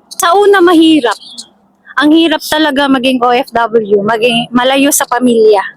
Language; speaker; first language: Filipino; non-native, local second language; Bikol